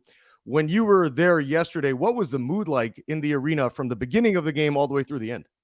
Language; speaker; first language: English; native; English